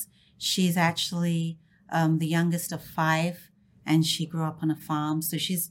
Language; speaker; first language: English; native; English